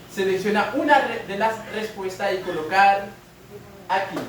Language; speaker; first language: Spanish; non-native, fluent; French